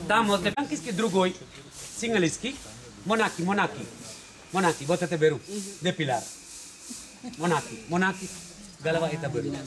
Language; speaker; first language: Russian; non-native, learner; Sinhala